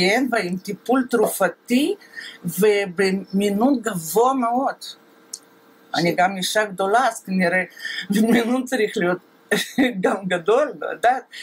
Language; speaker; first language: Hebrew; non-native, fluent; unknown